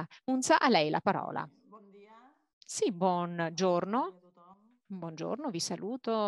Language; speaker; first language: Italian; native; Italian